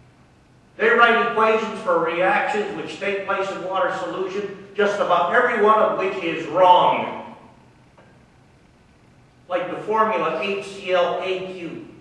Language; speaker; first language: English; native; English